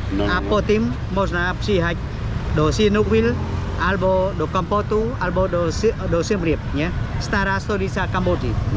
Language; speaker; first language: Polish; non-native, learner; Khmer